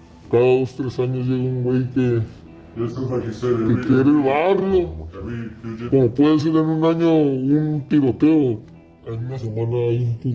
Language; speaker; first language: Spanish; native; Spanish